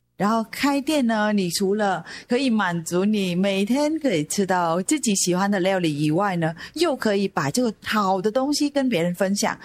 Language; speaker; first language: Chinese; non-native, fluent; Vietnamese